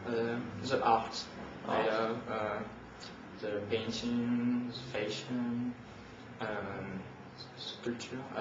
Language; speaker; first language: English; non-native, learner; French